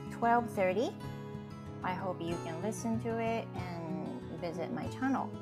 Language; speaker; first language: English; non-native, fluent; Japanese